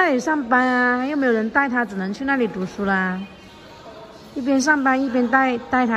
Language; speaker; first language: Chinese; native; Chinese